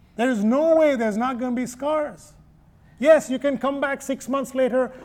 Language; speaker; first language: English; non-native, local second language; Malayalam